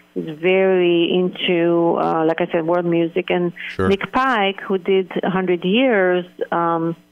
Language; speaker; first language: English; early bilingual, other home language; Hebrew